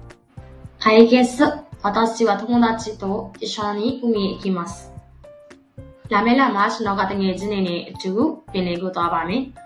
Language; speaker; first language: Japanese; non-native, fluent; Burmese